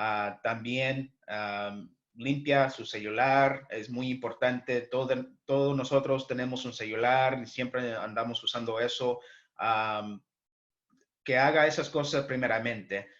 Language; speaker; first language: Spanish; early bilingual, heritage; English